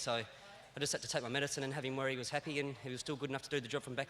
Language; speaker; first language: English; native; English